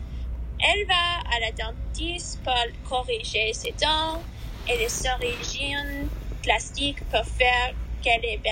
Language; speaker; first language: French; non-native, learner; English